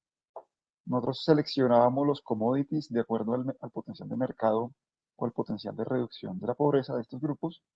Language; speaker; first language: Spanish; native; Spanish